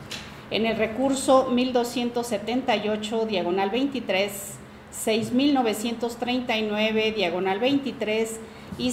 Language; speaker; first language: Spanish; native; Spanish